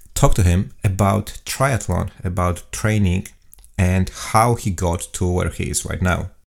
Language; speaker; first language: English; non-native, fluent; Polish